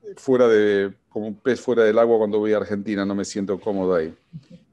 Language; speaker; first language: Spanish; native; Spanish